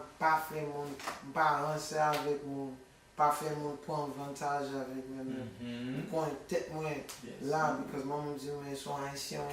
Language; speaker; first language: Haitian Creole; early bilingual, heritage; English